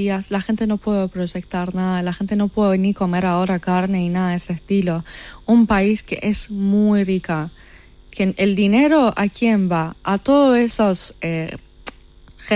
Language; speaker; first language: Spanish; non-native, fluent; Persian